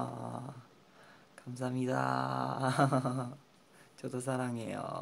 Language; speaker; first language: Korean; non-native, fluent; Chinese